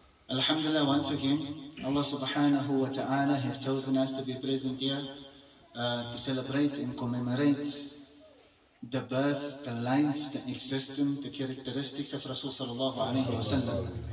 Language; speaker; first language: English; native; English